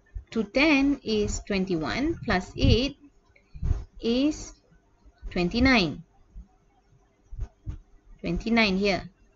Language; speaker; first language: English; non-native, local second language; Malay